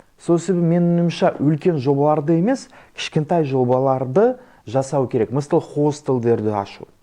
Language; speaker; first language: Kazakh; non-native, local second language; Russian